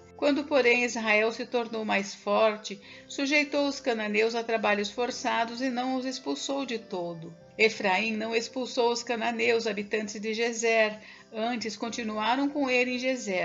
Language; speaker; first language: Portuguese; native; Portuguese